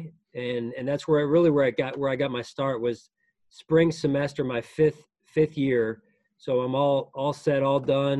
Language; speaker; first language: English; native; English